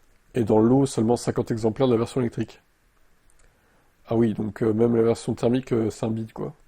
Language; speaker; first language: French; native; French